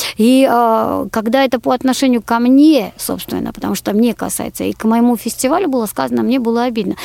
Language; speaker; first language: Russian; non-native, local second language; Georgian